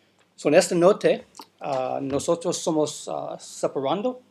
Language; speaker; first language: Spanish; non-native, learner; English